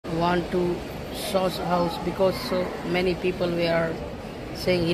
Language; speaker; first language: English; non-native, learner; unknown